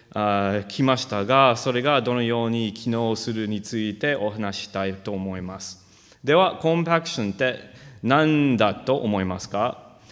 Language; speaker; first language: Japanese; non-native, fluent; English